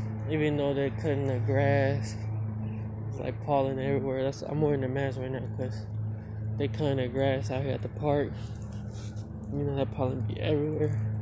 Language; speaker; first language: English; early bilingual, other home language; Spanish